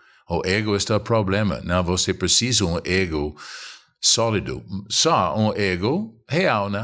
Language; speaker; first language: Portuguese; non-native, fluent; English